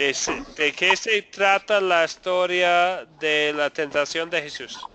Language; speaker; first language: Spanish; non-native, fluent; English